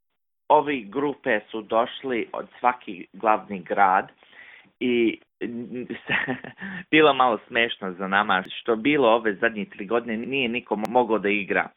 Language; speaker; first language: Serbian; early bilingual, heritage; English